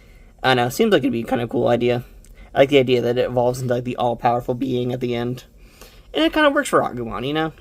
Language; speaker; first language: English; native; English